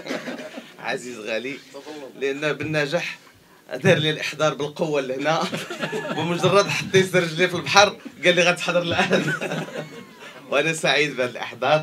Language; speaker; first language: Arabic; native; Arabic